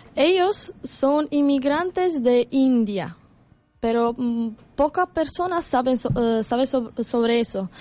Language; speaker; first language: Spanish; non-native, learner; Romanian